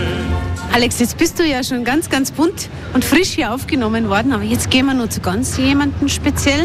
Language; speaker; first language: German; native; German